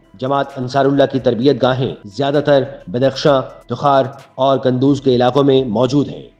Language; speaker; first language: Urdu; native; Urdu